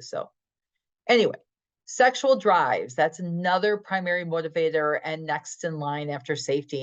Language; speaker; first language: English; native; English